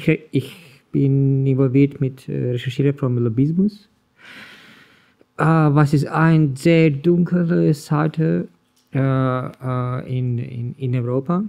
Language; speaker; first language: German; non-native, learner; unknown